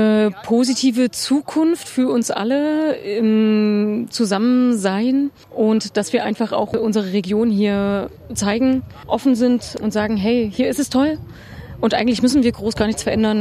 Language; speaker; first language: German; native; German